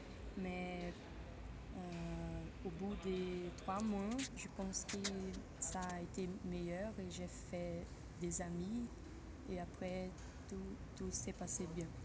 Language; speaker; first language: French; non-native, fluent; Portuguese